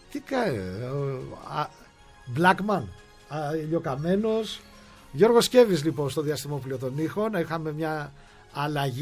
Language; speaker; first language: Greek; native; Greek